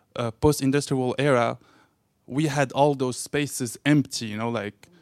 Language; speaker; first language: English; non-native, fluent; Arabic